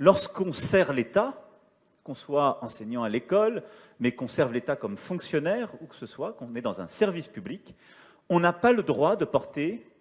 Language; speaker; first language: French; native; French